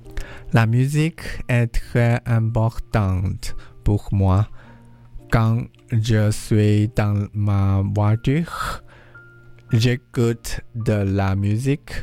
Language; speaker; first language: French; non-native, learner; English